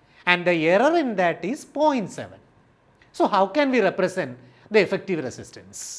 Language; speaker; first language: English; non-native, local second language; Malayalam